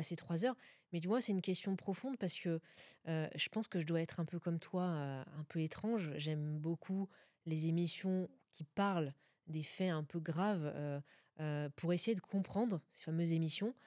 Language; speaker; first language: French; native; French